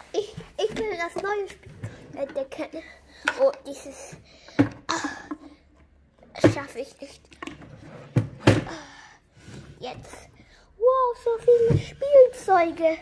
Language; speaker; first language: German; early bilingual, other home language; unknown